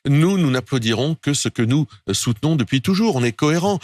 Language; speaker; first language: French; native; French